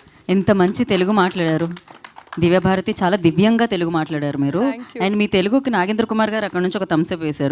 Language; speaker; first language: Telugu; native; Telugu